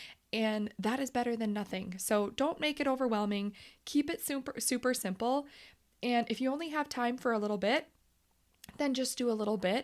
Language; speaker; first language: English; native; English